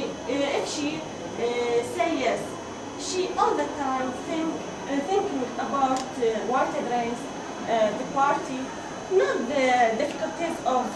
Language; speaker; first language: English; non-native, learner; Arabic